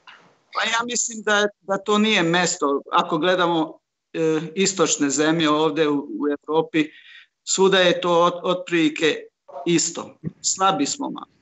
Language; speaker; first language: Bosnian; non-native, local second language; Hungarian